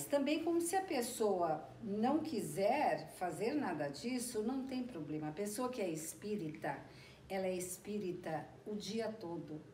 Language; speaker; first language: Portuguese; native; Portuguese